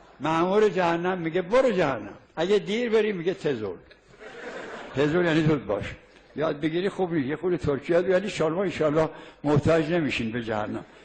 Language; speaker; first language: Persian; native; Persian